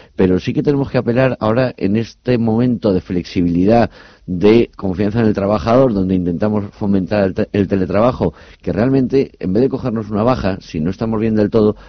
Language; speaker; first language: Spanish; native; Spanish